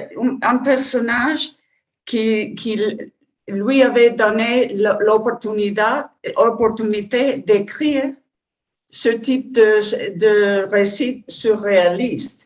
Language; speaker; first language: French; non-native, learner; Spanish